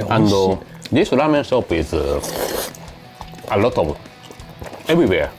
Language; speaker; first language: English; non-native, learner; Japanese